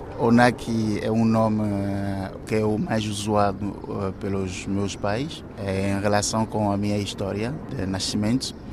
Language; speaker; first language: Portuguese; non-native, fluent; Ewe